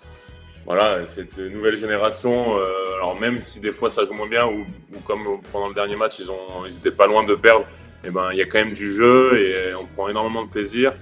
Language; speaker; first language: French; native; French